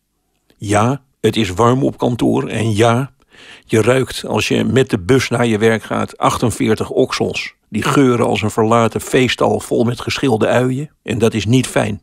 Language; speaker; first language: Dutch; native; Dutch